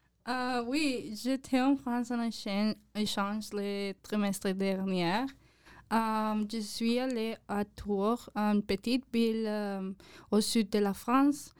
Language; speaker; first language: French; non-native, learner; English